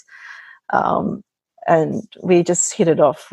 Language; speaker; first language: English; native; English